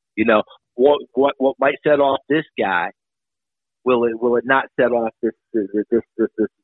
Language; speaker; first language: English; native; English